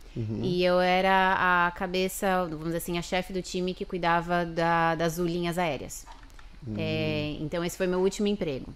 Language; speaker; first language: Portuguese; native; Portuguese